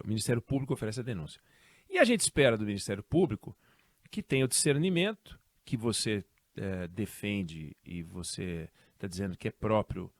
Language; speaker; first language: Portuguese; native; Portuguese